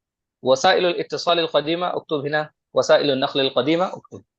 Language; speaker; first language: Arabic; non-native, fluent; Urdu